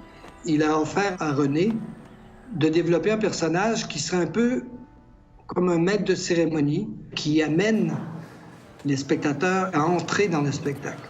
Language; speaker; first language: French; native; French